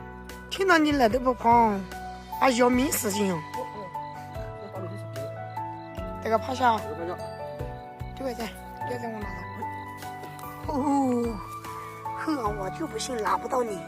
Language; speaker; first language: Chinese; native; Chinese